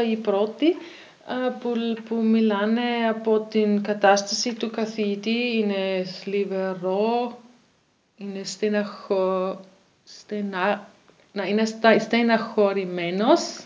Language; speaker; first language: Greek; non-native, learner; German